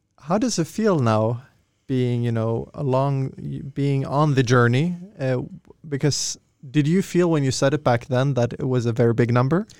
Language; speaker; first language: English; non-native, fluent; Swedish